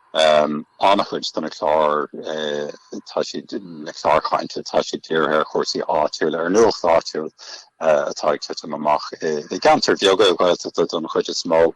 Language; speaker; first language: Irish; native; Irish